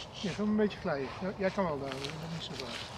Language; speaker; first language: Dutch; native; Dutch